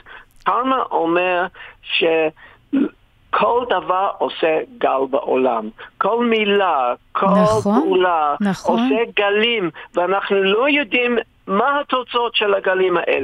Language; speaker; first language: Hebrew; non-native, fluent; English